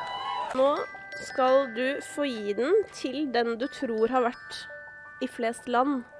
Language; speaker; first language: Norwegian; native; Norwegian